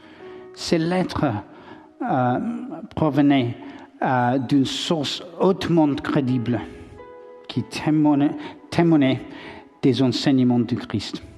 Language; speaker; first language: French; non-native, learner; English